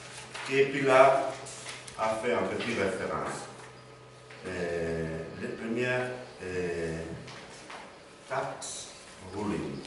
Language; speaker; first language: French; non-native, learner; Spanish